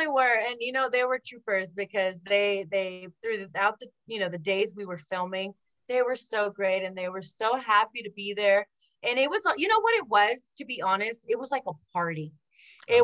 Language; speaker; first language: English; early bilingual, other home language; Spanish